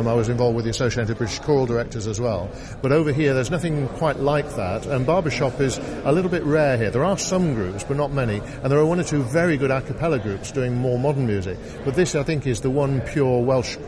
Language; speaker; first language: English; native; English